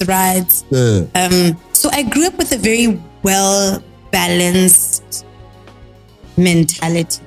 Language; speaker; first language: English; non-native, local second language; Tswana